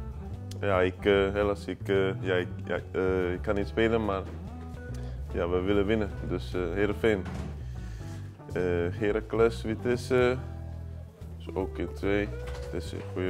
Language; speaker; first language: Dutch; non-native, learner; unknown